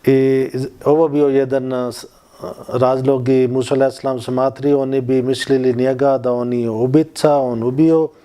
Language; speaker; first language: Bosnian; non-native, fluent; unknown